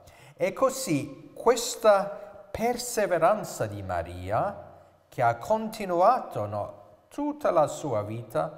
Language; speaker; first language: Italian; non-native, fluent; English